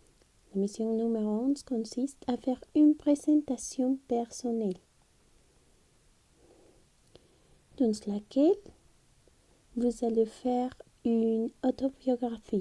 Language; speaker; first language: French; non-native, fluent; Spanish